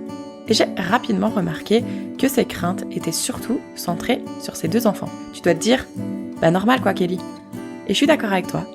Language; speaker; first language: French; native; French